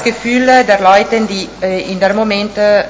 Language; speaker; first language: German; non-native, fluent; Italian